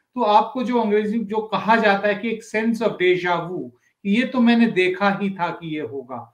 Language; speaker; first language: Hindi; native; Hindi